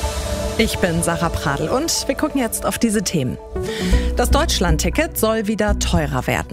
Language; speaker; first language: German; native; German